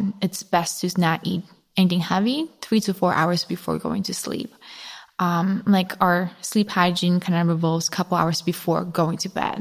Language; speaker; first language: English; non-native, fluent; Polish